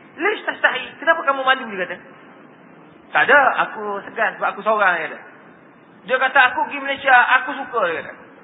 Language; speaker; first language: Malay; native; Malay